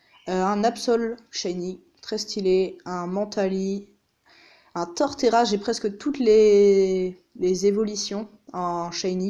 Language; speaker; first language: French; native; French